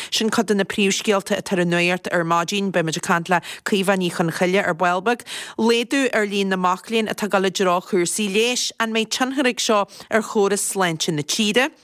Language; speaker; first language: Irish; native; Irish